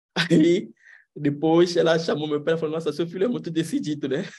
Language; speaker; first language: Portuguese; non-native, fluent; French